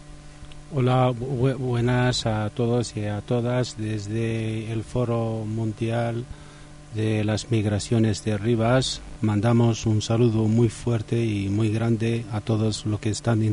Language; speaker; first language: Spanish; non-native, fluent; Riffian